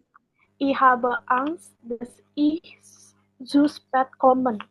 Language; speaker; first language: German; non-native, learner; Indonesian